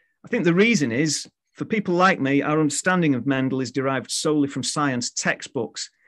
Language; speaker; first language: English; native; English